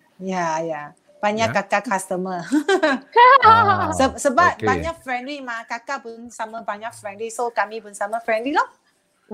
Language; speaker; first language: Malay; non-native, local second language; Chinese